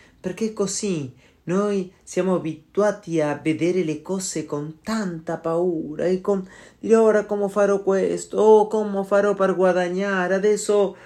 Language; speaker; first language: Italian; non-native, learner; Spanish